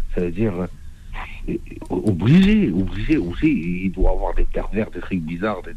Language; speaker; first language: French; non-native, local second language; Arabic